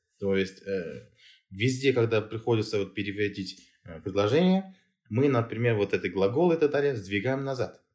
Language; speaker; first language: Russian; non-native, local second language; Kazakh